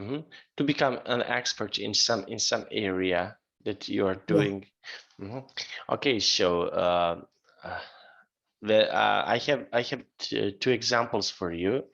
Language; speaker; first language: English; non-native, fluent; Serbian